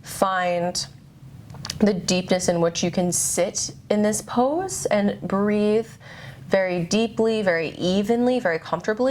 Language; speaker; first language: English; native; English